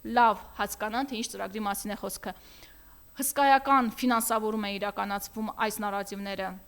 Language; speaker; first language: Armenian; native; Armenian